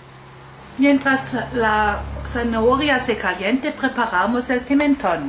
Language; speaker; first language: Spanish; non-native, learner; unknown